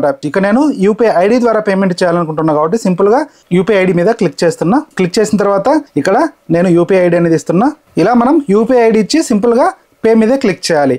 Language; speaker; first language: Telugu; native; Telugu